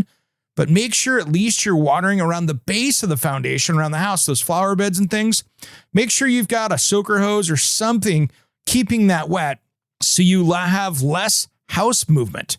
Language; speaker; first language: English; native; English